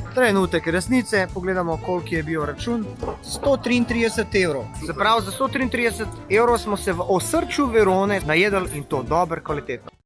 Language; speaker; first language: Slovenian; native; Slovenian